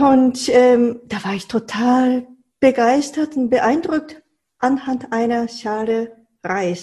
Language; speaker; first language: German; non-native, fluent; Japanese